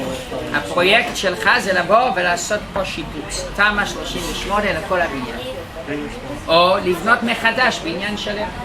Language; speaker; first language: Hebrew; non-native, fluent; English